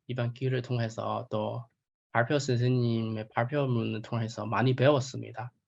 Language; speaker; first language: Korean; non-native, fluent; Chinese